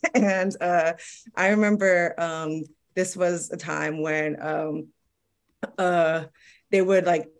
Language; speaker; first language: English; native; English